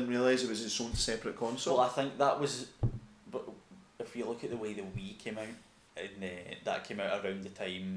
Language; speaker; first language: English; native; English